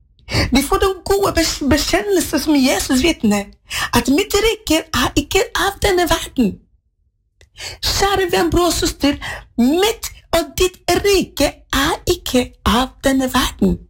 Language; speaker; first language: Norwegian; non-native, fluent; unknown